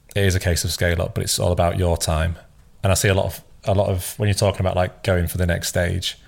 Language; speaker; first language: English; native; English